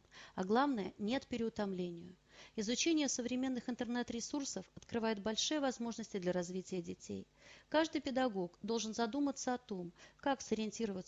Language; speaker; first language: Russian; native; Russian